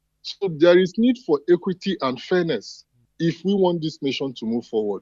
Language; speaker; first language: English; non-native, local second language; Igbo